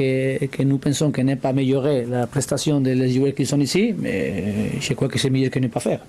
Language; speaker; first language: French; non-native, learner; Spanish